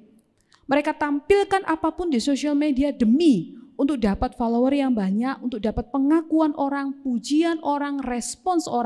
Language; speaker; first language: Indonesian; native; Indonesian